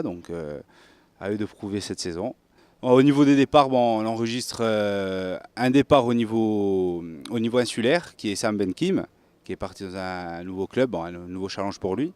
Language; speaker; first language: French; native; French